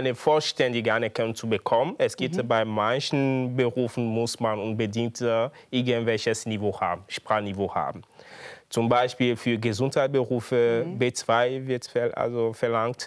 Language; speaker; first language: German; non-native, fluent; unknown